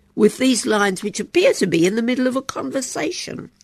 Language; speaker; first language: English; native; English